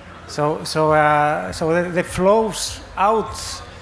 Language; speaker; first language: English; non-native, fluent; Icelandic